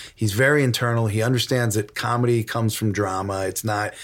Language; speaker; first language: English; native; English